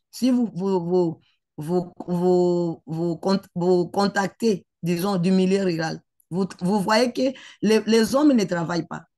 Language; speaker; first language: French; non-native, local second language; Swahili